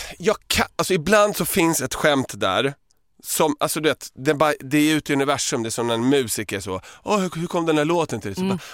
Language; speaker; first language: Swedish; early bilingual, other home language; Serbian